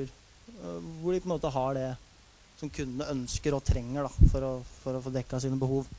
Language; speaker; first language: Norwegian; native; Norwegian